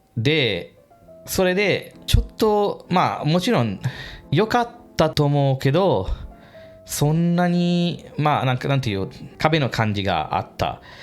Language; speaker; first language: Japanese; non-native, fluent; English